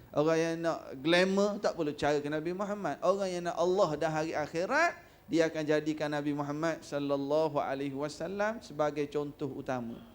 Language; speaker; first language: Malay; native; Malay